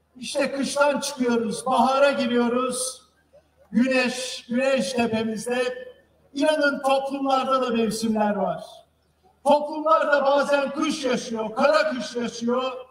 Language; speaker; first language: Turkish; native; Turkish